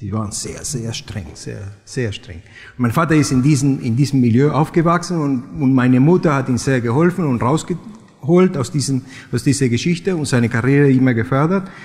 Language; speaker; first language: German; non-native, fluent; Spanish